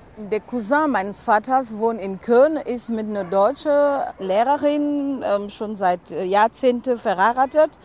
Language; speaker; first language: German; non-native, fluent; French